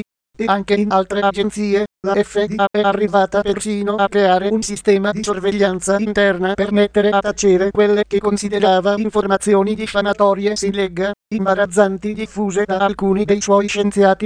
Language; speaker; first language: Italian; native; Italian